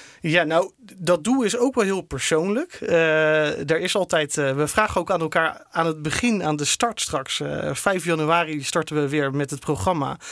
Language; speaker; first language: Dutch; native; Dutch